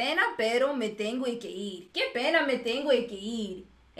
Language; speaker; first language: Spanish; non-native, learner; English